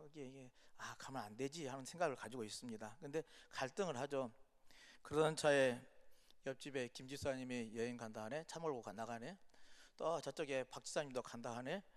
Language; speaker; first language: Korean; native; Korean